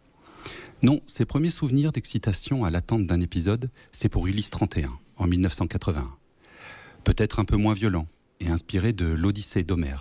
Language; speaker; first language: French; native; French